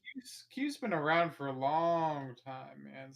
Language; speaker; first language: English; native; English